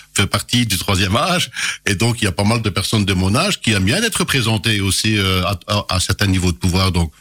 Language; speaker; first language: French; native; French